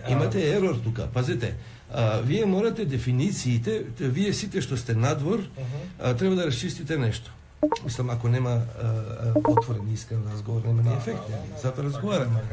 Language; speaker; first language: Macedonian; non-native, local second language; Albanian